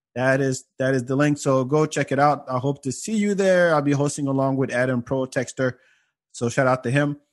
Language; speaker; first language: English; non-native, fluent; Wolof